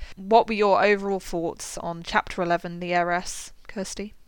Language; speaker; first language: English; native; English